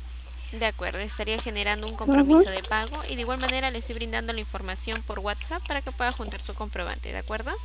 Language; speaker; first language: Spanish; native; Spanish